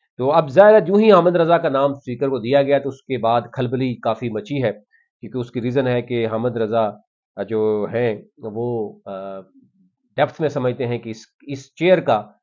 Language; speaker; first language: Urdu; non-native, local second language; Punjabi